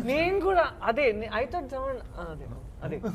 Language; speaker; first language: Telugu; non-native, local second language; Badaga